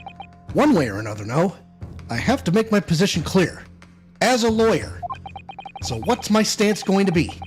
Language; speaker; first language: English; native; English